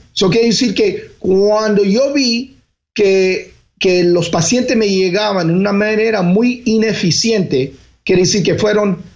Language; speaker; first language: Spanish; early bilingual, heritage; Spanish